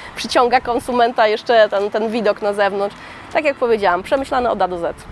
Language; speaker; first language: Polish; native; Polish